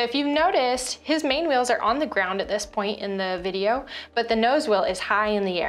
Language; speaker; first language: English; native; English